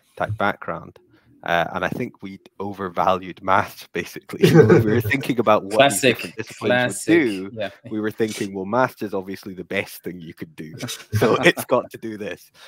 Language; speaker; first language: English; native; English